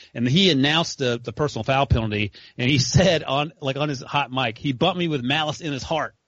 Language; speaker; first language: English; native; English